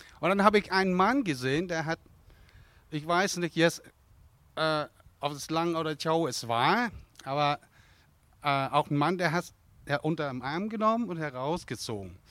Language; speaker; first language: German; non-native, fluent; Vietnamese